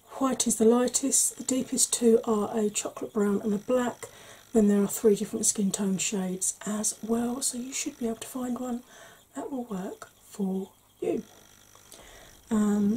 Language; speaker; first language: English; native; English